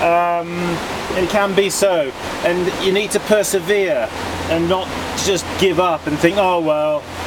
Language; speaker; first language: English; native; English